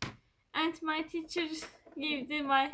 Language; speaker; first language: English; non-native, learner; Turkish